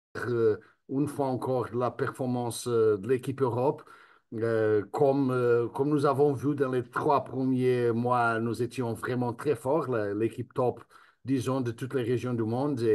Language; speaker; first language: French; non-native, fluent; Spanish